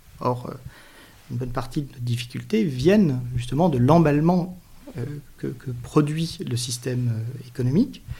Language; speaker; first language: French; native; French